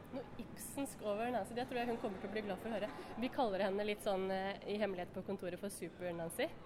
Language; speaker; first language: Norwegian; native; Norwegian